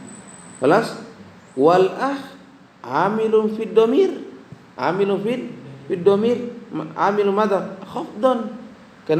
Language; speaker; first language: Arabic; non-native, fluent; Indonesian